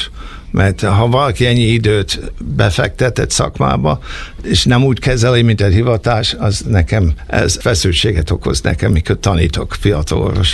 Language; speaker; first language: Hungarian; early bilingual, heritage; Hungarian